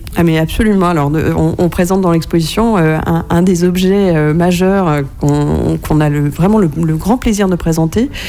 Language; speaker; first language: French; native; French